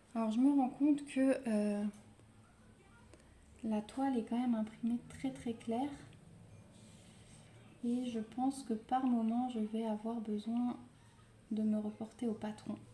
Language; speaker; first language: French; native; French